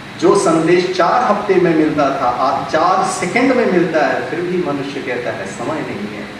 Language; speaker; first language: Hindi; non-native, local second language; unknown